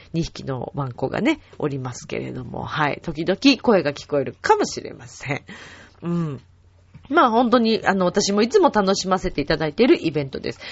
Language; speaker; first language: Japanese; native; Japanese